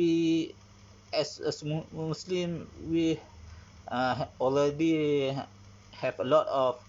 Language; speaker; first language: English; non-native, learner; Malay